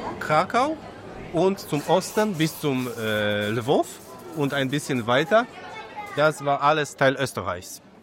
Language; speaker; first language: German; non-native, fluent; Polish